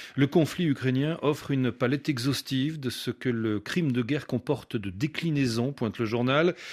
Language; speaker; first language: French; native; French